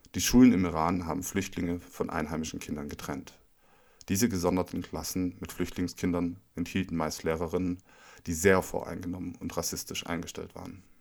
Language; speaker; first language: German; native; German